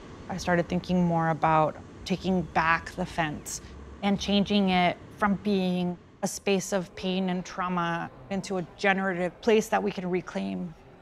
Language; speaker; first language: English; early bilingual, other home language; Spanish